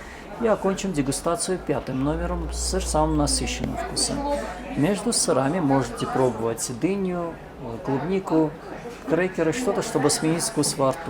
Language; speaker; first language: Russian; native; Russian